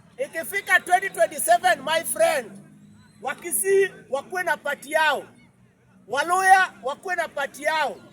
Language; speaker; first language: Swahili; native; Swahili